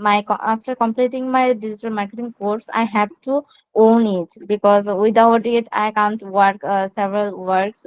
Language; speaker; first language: English; non-native, learner; Bangla